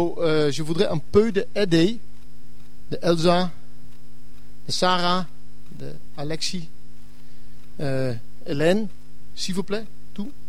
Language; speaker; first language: French; non-native, learner; English